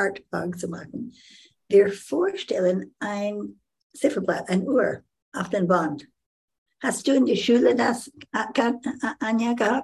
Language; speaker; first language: German; non-native, learner; English